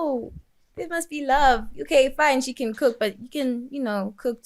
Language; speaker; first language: English; non-native, local second language; Swati